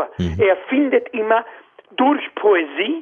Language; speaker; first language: German; non-native, learner; Spanish